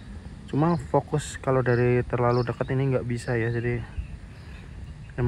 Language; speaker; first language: Indonesian; native; Indonesian